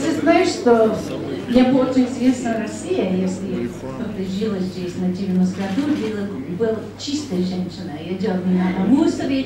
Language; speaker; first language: Russian; non-native, learner; English